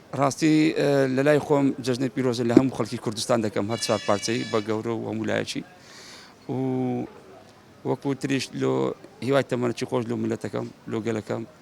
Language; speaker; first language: Central Kurdish; native; Central Kurdish